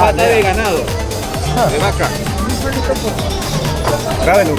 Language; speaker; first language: Spanish; native; Spanish